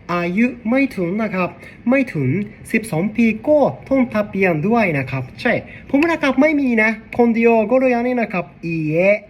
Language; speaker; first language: Thai; non-native, learner; Japanese